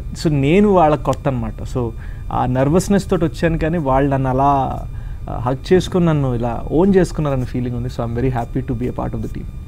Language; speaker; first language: Telugu; early bilingual, heritage; Telugu